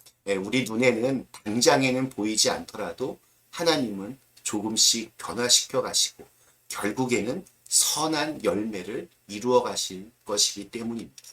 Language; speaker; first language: Korean; native; Korean